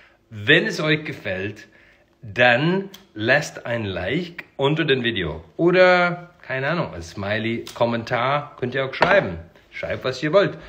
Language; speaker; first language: German; non-native, fluent; English